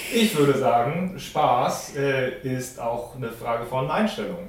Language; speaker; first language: German; native; German